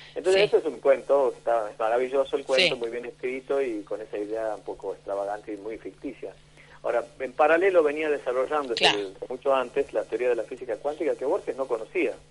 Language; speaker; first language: Spanish; native; Spanish